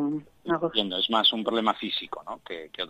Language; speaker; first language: Spanish; native; Spanish